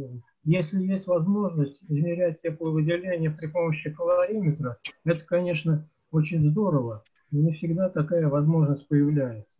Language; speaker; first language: Russian; native; Russian